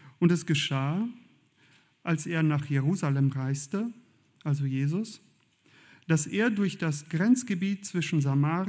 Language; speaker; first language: German; native; German